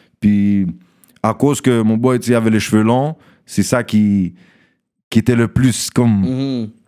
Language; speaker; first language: French; early bilingual, other home language; Russian